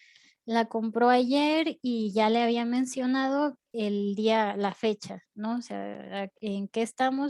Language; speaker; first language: Spanish; native; Spanish